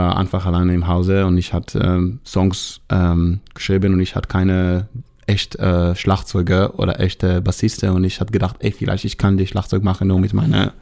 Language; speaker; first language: German; non-native, learner; Hebrew